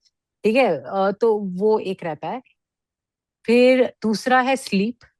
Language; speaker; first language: Hindi; native; Hindi